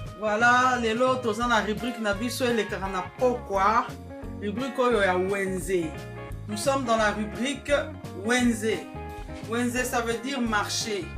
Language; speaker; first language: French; non-native, local second language; Lingala